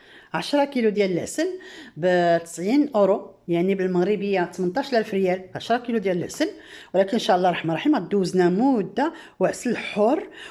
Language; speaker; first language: Arabic; native; Arabic